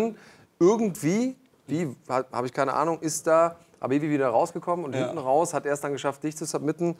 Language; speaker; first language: German; native; German